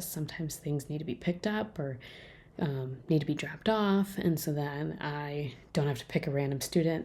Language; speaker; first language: English; native; English